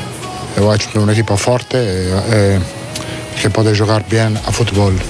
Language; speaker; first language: Portuguese; non-native, fluent; Italian